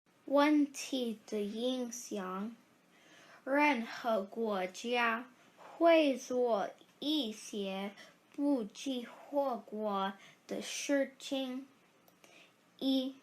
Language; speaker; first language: Chinese; non-native, learner; English